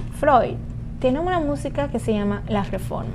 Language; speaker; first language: Spanish; non-native, learner; Haitian Creole